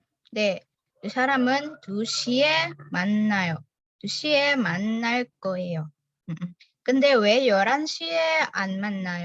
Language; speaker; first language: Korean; non-native, fluent; Indonesian